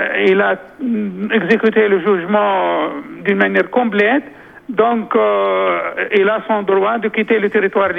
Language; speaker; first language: French; non-native, local second language; Arabic